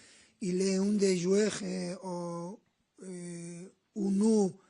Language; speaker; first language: French; non-native, fluent; Spanish